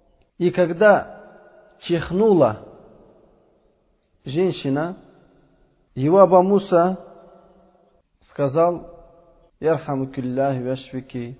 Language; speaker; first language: Russian; non-native, local second language; Uzbek